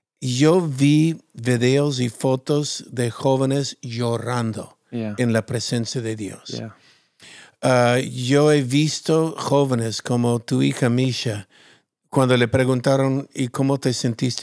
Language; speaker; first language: Spanish; non-native, fluent; English